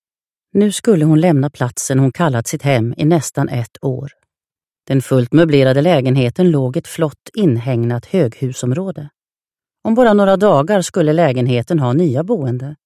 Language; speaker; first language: Swedish; native; Swedish